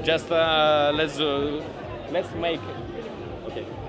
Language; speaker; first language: English; non-native, learner; Russian